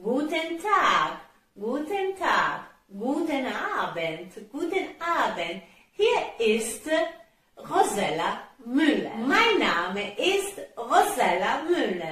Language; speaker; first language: German; non-native, fluent; Italian